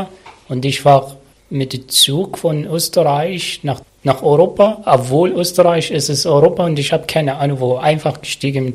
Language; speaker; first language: German; non-native, learner; Arabic